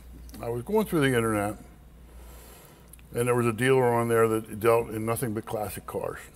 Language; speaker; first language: English; native; English